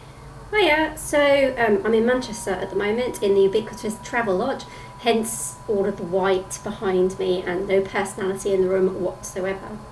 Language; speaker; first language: English; native; English